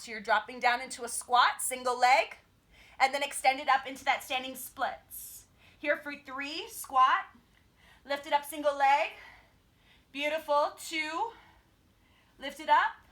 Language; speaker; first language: English; native; English